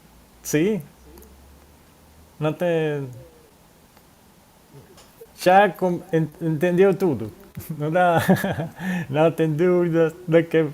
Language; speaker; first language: Portuguese; non-native, fluent; Spanish